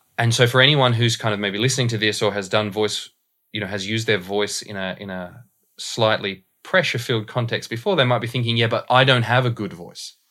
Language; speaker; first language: English; native; English